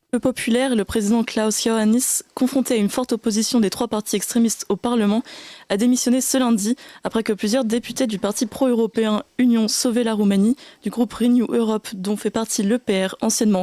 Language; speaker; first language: French; native; French